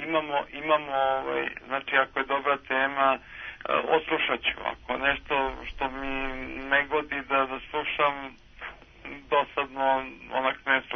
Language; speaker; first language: Serbian; native; Serbian